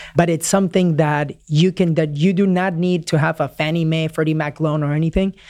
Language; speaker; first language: English; early bilingual, other home language; Spanish